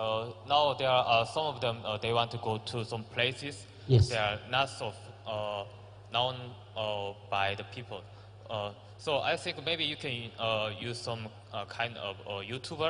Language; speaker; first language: English; non-native, learner; Korean